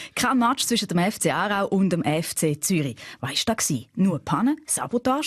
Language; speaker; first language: German; native; German